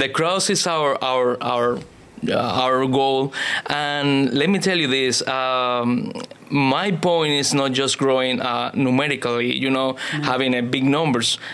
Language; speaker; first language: English; non-native, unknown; Spanish